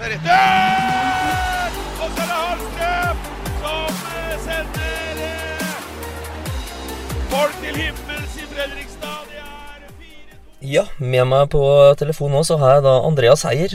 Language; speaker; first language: Norwegian; native; Norwegian